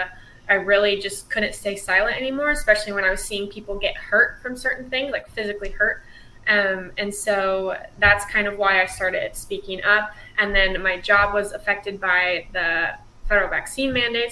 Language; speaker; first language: English; native; English